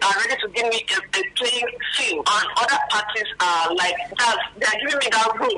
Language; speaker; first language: English; non-native, local second language; Ibibio